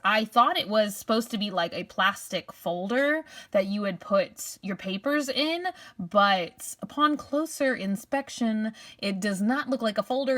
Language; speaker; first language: English; native; English